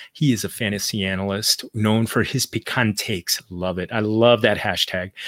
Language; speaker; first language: English; native; English